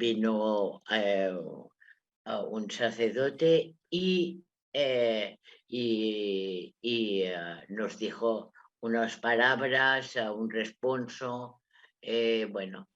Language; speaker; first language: Spanish; non-native, local second language; Catalan